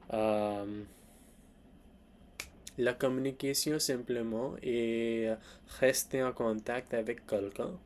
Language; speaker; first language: French; non-native, learner; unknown